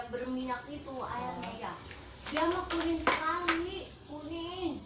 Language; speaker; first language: Indonesian; non-native, local second language; Sundanese